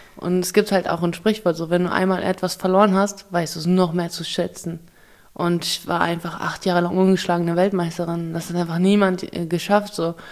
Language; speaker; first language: German; early bilingual, other home language; Russian